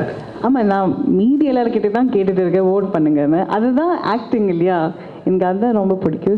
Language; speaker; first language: Tamil; early bilingual, heritage; Tamil